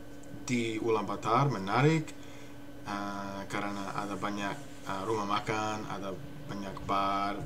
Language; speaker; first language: Indonesian; non-native, learner; English